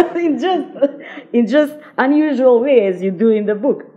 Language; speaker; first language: English; non-native, fluent; Macedonian